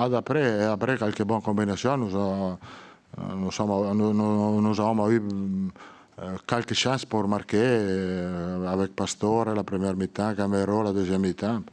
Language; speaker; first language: French; non-native, learner; Italian